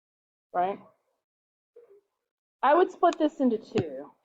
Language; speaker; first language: English; native; English